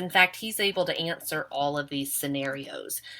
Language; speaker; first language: English; native; English